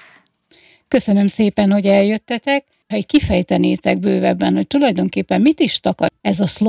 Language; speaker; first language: Hungarian; native; Hungarian